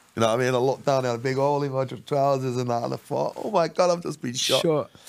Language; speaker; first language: English; native; English